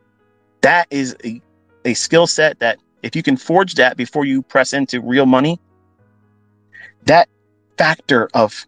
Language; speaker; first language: English; native; English